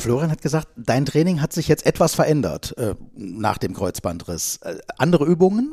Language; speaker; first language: German; native; German